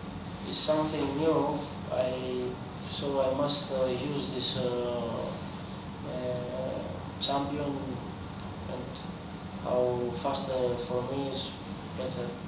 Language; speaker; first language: English; non-native, learner; Greek